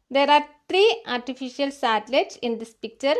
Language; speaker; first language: English; non-native, local second language; Malayalam